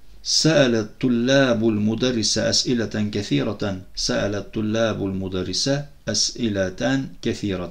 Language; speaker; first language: Arabic; non-native, fluent; Turkish